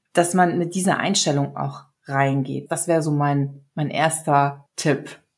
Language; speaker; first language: German; early bilingual, other home language; Serbian